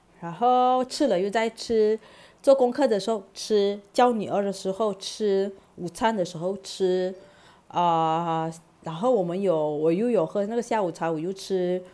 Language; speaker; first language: Chinese; non-native, fluent; Malay